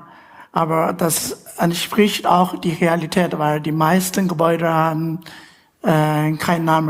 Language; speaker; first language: German; non-native, learner; Chinese